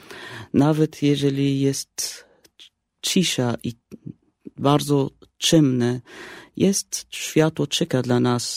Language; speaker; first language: Polish; non-native, fluent; Arabic